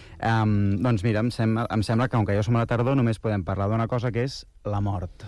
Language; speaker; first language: Catalan; native; Catalan